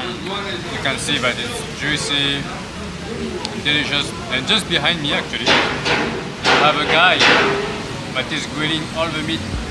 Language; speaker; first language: English; non-native, fluent; French